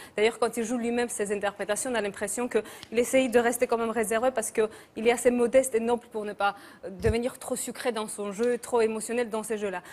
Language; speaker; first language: French; non-native, fluent; Georgian